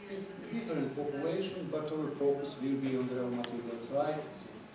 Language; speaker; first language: English; non-native, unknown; Serbian